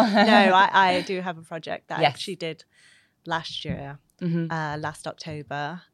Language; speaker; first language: English; native; English